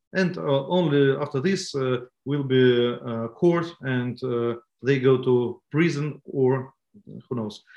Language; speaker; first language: English; non-native, learner; Estonian